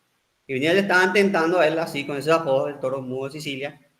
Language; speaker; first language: Spanish; native; Spanish